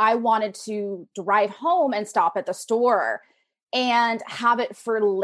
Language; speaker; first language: English; native; English